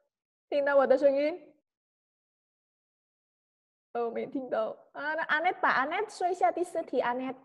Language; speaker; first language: Chinese; non-native, fluent; Indonesian